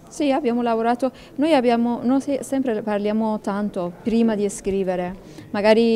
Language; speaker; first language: Italian; non-native, learner; Persian